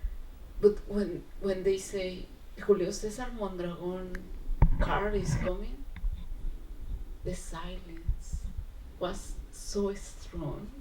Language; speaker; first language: English; non-native, learner; Spanish